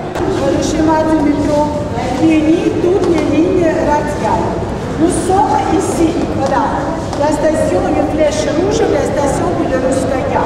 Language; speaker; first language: French; non-native, fluent; Russian